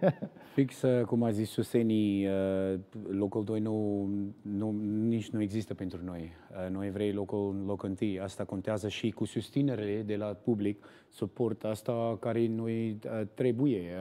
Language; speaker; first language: Romanian; non-native, learner; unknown